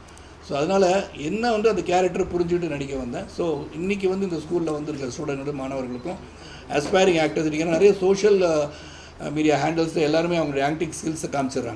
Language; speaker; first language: Tamil; native; Tamil